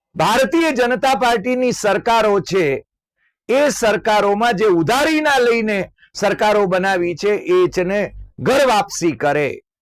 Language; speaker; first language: Gujarati; native; Gujarati